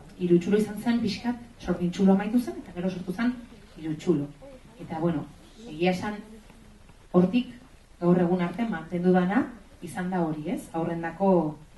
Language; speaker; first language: Basque; non-native, local second language; Spanish